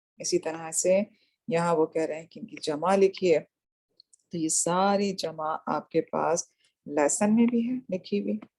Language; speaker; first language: Urdu; native; Urdu